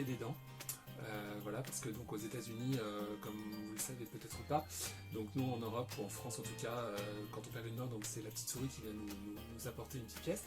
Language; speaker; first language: French; native; French